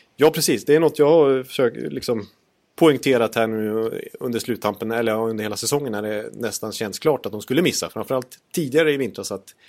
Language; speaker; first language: Swedish; native; Swedish